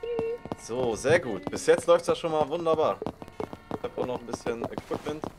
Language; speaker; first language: German; native; German